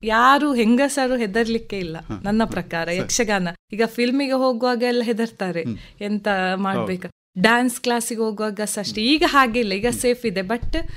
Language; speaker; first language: Kannada; native; Kannada